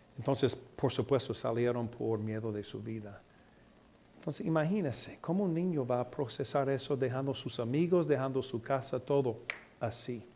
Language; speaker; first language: Spanish; non-native, fluent; English